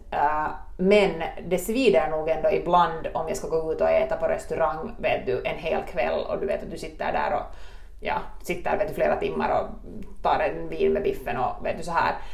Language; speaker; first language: Swedish; native; Swedish